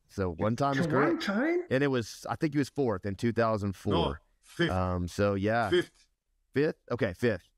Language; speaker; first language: English; native; English